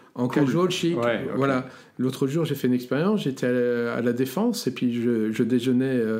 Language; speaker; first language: French; native; French